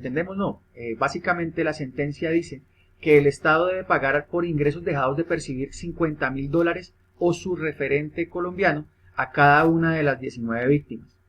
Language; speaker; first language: Spanish; native; Spanish